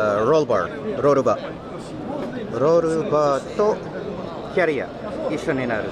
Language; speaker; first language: Japanese; non-native, learner; English